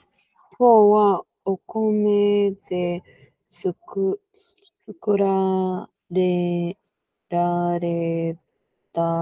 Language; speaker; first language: Japanese; non-native, learner; Spanish